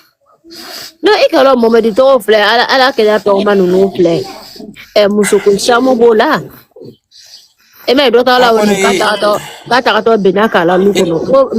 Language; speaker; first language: French; non-native, local second language; Mandingo